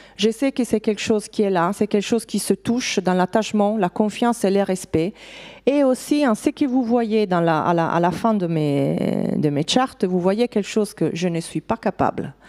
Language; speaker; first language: French; non-native, fluent; Italian